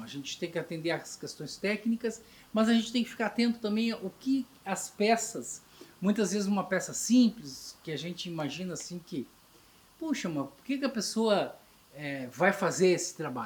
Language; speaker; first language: Portuguese; native; Portuguese